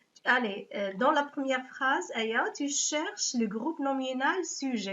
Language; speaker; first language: French; non-native, local second language; Arabic